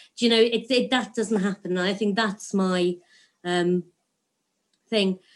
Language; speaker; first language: English; native; English